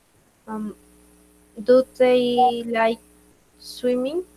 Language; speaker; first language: English; non-native, learner; Spanish